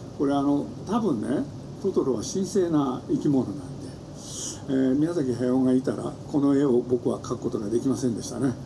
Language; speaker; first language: Japanese; native; Japanese